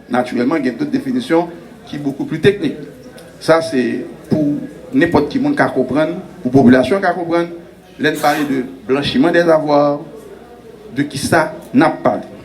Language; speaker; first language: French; non-native, local second language; Haitian Creole